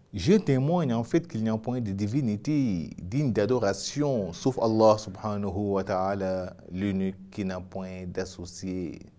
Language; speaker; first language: French; non-native, local second language; Wolof